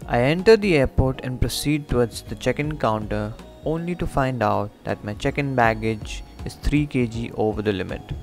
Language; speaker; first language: English; non-native, local second language; Hindi